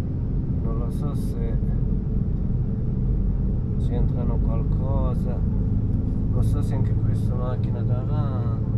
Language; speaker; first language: Italian; non-native, fluent; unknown